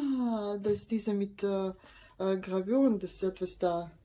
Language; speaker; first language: German; non-native, learner; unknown